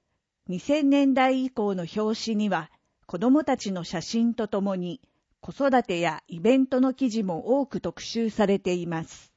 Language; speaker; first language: Japanese; native; Japanese